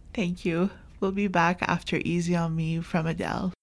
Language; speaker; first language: English; non-native, fluent; Arabic